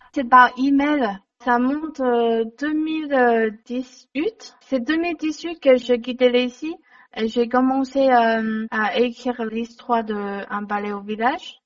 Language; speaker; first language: French; non-native, learner; Chinese